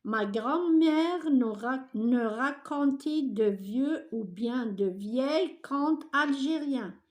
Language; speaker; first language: French; non-native, local second language; Arabic